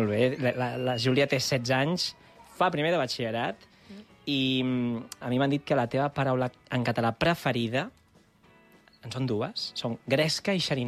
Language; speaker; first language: Catalan; native; Catalan